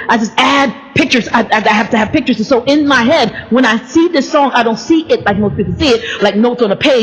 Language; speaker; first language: English; native; English